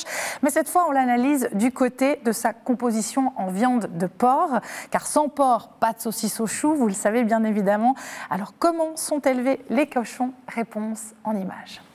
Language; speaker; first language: French; native; French